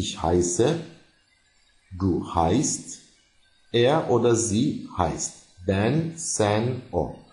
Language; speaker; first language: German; non-native, fluent; Turkish